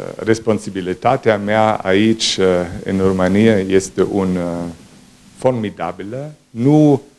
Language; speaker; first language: Romanian; non-native, fluent; German